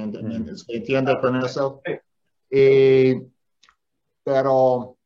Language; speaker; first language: Spanish; non-native, fluent; English